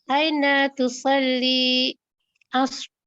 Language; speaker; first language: Arabic; non-native, learner; Malay